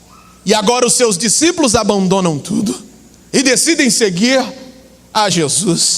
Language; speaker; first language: Portuguese; native; Portuguese